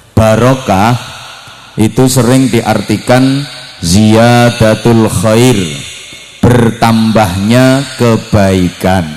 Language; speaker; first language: Indonesian; non-native, local second language; Javanese